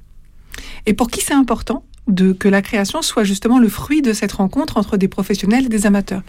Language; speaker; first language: French; native; French